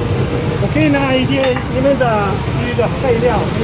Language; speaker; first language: Chinese; non-native, fluent; Italian